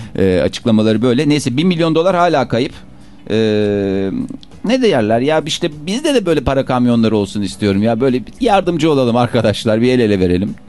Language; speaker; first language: Turkish; native; Turkish